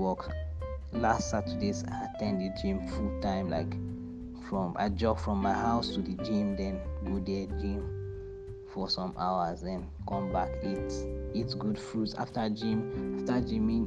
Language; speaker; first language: English; non-native, local second language; Igbo